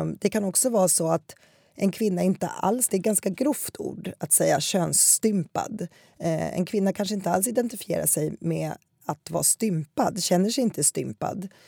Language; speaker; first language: Swedish; native; Swedish